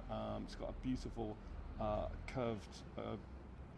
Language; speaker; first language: English; native; English